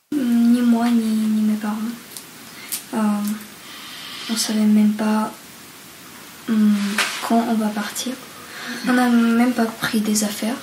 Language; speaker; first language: French; non-native, fluent; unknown